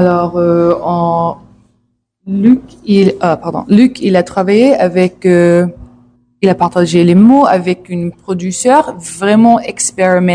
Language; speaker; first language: French; non-native, learner; English